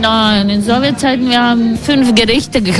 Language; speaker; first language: German; non-native, learner; Latvian